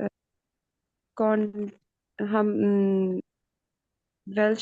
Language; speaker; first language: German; non-native, learner; Hindi